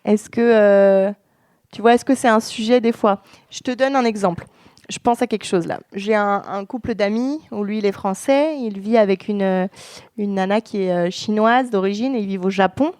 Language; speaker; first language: French; native; French